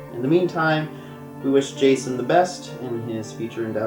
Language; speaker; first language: English; native; English